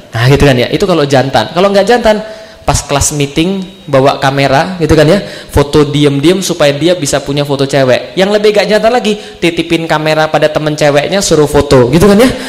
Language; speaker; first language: Indonesian; native; Indonesian